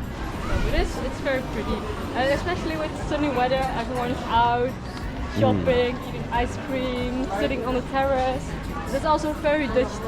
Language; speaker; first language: English; non-native, local second language; Dutch